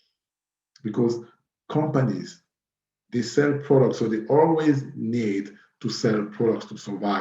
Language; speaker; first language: English; non-native, fluent; French